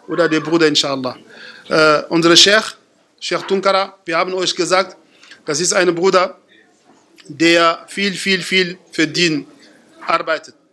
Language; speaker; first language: German; non-native, fluent; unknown